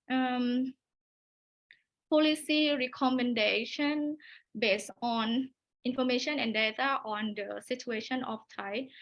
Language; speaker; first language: English; non-native, learner; Thai